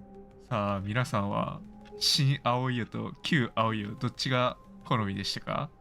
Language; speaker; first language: Japanese; native; Japanese